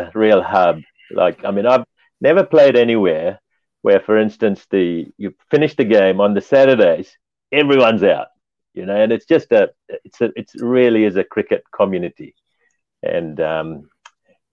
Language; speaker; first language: English; non-native, local second language; Tamil